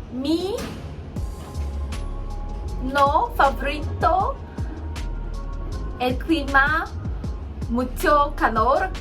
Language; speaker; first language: Spanish; non-native, learner; Chinese